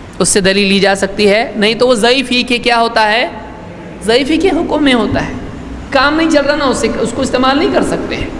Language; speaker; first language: Urdu; native; Urdu